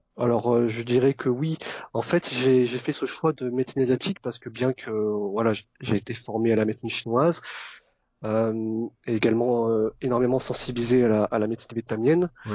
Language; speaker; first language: French; early bilingual, other home language; Vietnamese